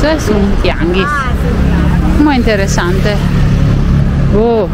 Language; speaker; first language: Spanish; non-native, fluent; Italian